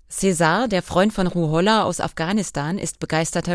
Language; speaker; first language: German; native; German